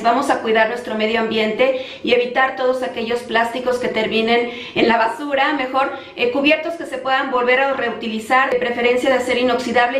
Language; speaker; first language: Spanish; native; Spanish